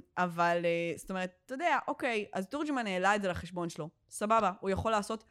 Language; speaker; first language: Hebrew; native; Hebrew